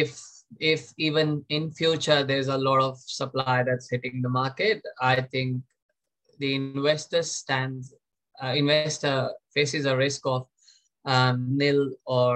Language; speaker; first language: English; non-native, local second language; Hindi